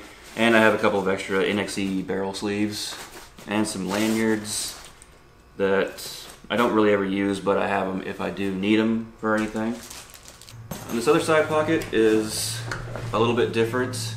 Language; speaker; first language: English; native; English